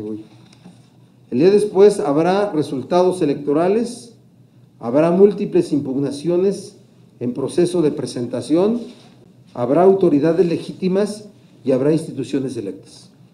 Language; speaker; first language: Spanish; native; Spanish